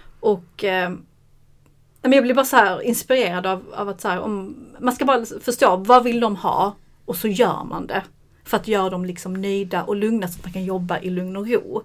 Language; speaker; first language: Swedish; native; Swedish